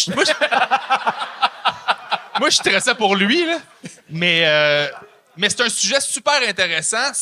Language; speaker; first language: French; native; French